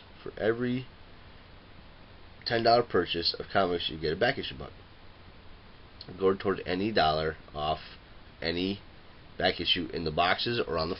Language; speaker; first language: English; native; English